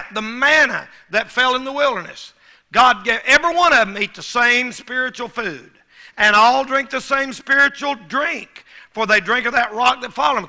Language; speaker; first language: English; native; English